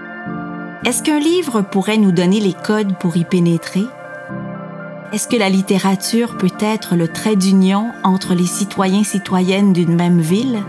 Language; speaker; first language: French; native; French